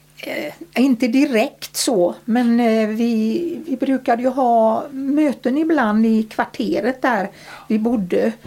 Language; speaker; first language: Swedish; early bilingual, other home language; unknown